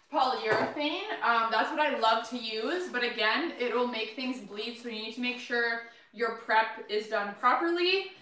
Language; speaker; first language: English; native; English